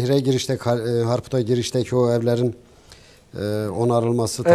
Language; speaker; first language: Turkish; native; Turkish